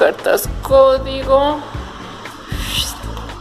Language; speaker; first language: Spanish; native; Spanish